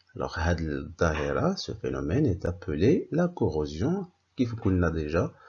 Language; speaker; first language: French; non-native, local second language; Arabic